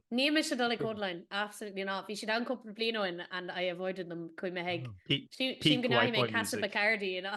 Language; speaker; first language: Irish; native; Irish